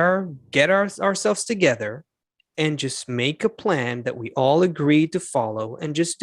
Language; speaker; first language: English; non-native, fluent; Hebrew